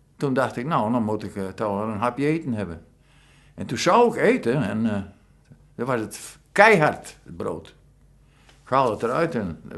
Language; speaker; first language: Dutch; native; Dutch